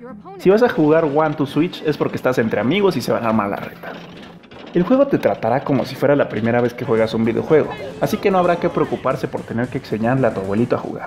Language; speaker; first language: Spanish; native; Spanish